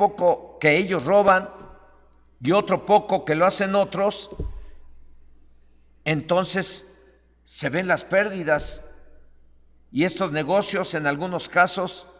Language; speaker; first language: Spanish; native; Spanish